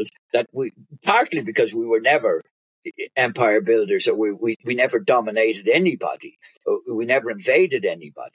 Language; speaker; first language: English; native; English